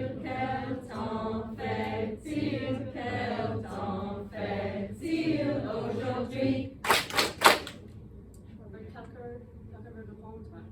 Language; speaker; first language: French; non-native, local second language; English